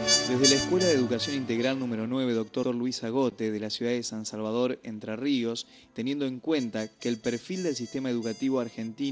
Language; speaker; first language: Spanish; native; Spanish